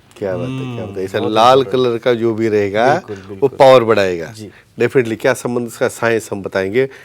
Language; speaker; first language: Hindi; non-native, local second language; Marathi